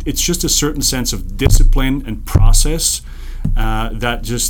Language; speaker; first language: English; non-native, fluent; Serbian